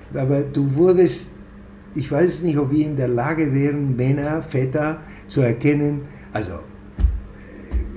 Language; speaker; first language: German; non-native, fluent; Spanish